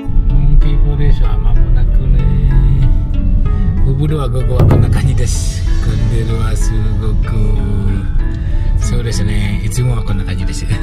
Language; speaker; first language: Japanese; non-native, learner; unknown